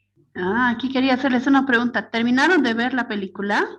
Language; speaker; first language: Spanish; native; Spanish